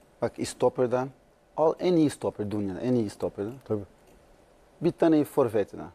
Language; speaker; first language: Turkish; non-native, learner; Portuguese